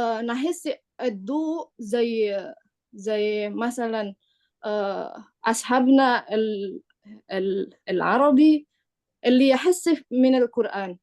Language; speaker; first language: Arabic; non-native, learner; Indonesian